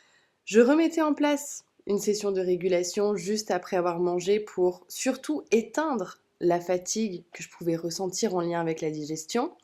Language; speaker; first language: French; native; French